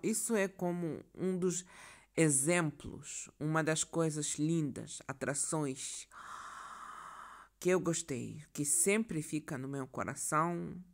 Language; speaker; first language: Portuguese; non-native, learner; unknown